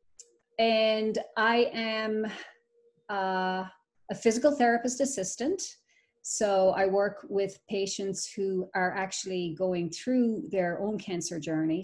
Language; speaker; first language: English; native; English